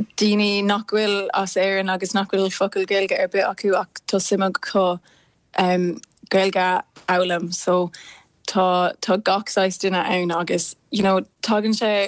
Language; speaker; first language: Irish; non-native, local second language; English